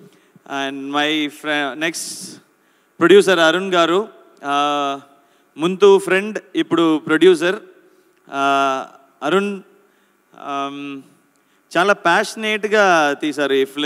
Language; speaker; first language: Telugu; non-native, learner; Tamil